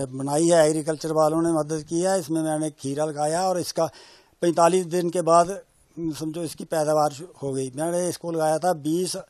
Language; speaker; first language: Hindi; native; Hindi